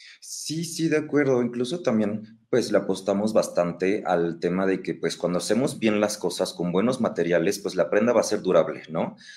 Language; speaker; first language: Spanish; native; Spanish